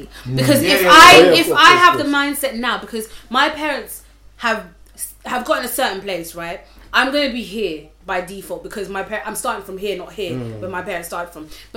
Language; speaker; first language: English; native; English